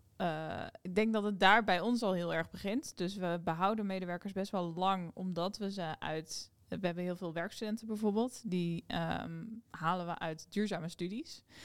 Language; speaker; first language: Dutch; native; Dutch